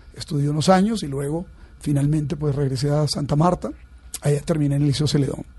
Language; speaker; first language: Spanish; native; Spanish